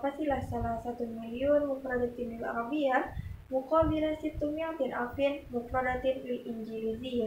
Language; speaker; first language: Arabic; non-native, learner; Indonesian